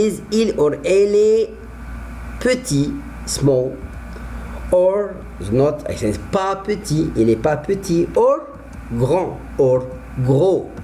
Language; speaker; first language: French; non-native, fluent; Arabic